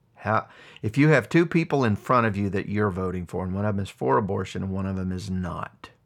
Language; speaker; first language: English; native; English